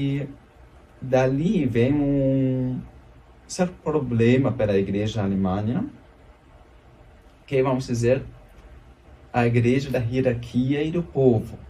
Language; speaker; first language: Portuguese; non-native, fluent; German